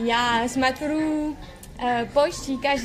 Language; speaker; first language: Russian; non-native, learner; French